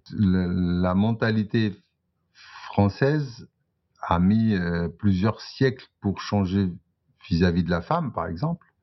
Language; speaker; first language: French; non-native, local second language; Arabic